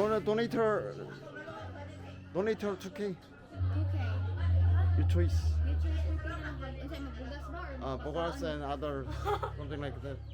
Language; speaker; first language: English; non-native, learner; Korean